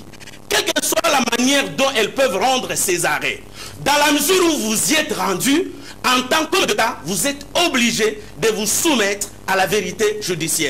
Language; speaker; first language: French; non-native, local second language; Lingala